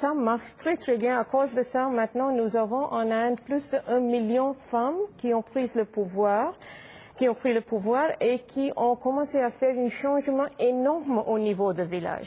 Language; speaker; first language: French; non-native, fluent; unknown